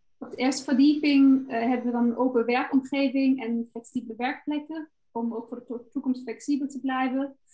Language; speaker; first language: Dutch; non-native, fluent; German